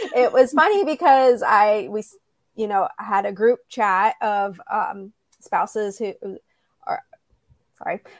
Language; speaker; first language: English; native; English